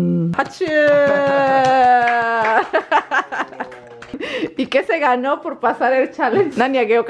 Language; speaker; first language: Japanese; non-native, fluent; Spanish